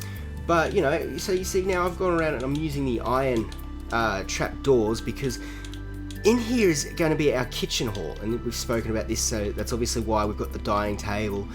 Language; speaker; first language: English; native; English